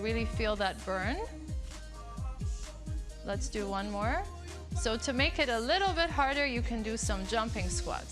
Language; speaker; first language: English; non-native, local second language; Arabic